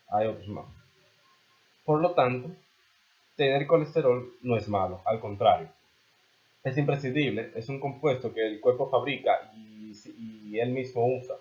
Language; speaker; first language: Spanish; native; Spanish